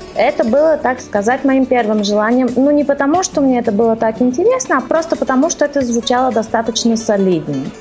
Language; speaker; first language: Russian; early bilingual, heritage; Russian